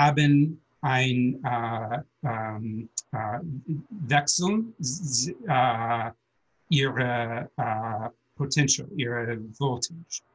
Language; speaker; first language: German; non-native, learner; English